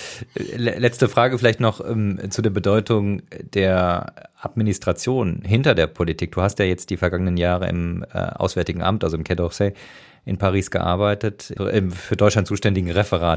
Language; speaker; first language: German; native; German